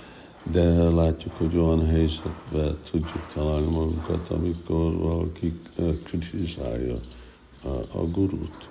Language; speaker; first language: Hungarian; early bilingual, heritage; Hungarian